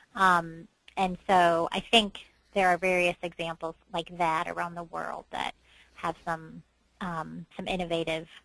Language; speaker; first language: English; native; English